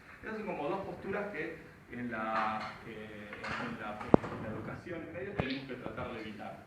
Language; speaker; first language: Spanish; native; Spanish